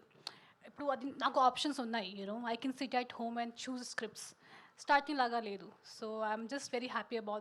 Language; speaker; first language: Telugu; non-native, fluent; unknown